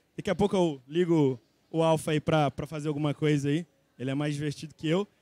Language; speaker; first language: Portuguese; native; Portuguese